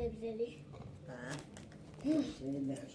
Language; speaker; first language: Turkish; early bilingual, other home language; Persian